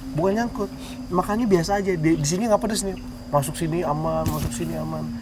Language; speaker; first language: Indonesian; native; Indonesian